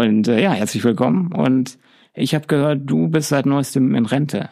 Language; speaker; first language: German; native; German